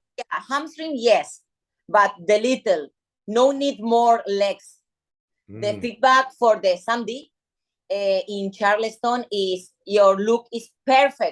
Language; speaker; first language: English; non-native, learner; Spanish